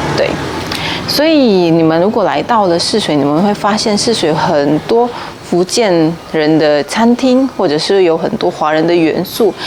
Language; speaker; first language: Chinese; early bilingual, heritage; Chinese